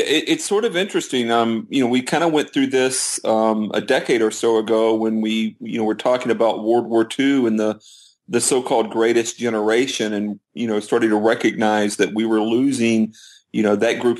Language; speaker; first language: English; native; English